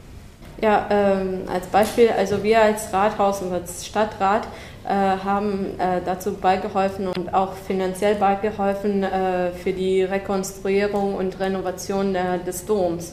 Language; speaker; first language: German; non-native, fluent; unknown